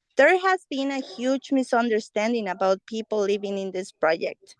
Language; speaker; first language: English; non-native, fluent; Spanish